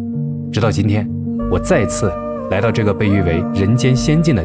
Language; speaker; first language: Chinese; native; Chinese